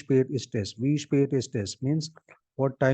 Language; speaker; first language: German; non-native, fluent; Hindi